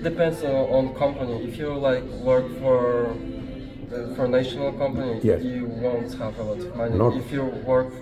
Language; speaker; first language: English; non-native, learner; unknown